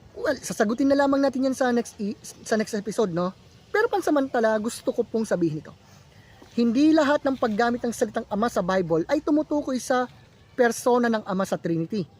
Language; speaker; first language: Filipino; native; Filipino